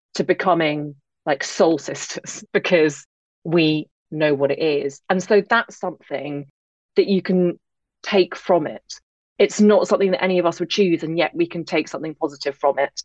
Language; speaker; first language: English; native; English